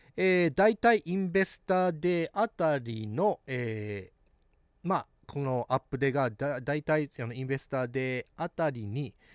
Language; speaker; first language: Japanese; early bilingual, heritage; Japanese